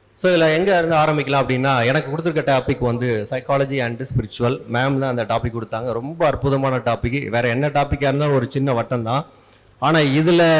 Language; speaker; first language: Tamil; native; Tamil